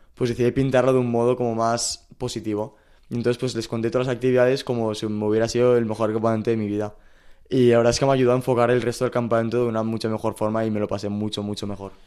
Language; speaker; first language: Spanish; native; Spanish